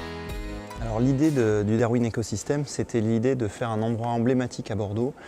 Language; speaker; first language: French; native; French